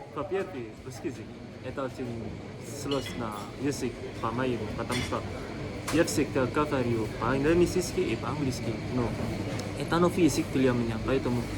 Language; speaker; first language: Russian; non-native, learner; Indonesian